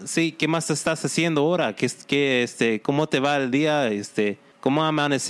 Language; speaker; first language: Spanish; non-native, learner; English